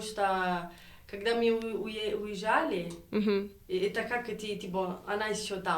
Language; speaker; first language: Russian; non-native, learner; Italian